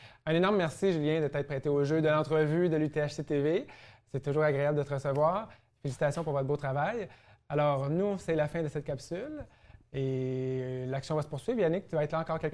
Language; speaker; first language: French; native; French